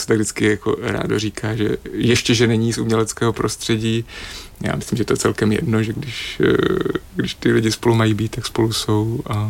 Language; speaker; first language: Czech; native; Czech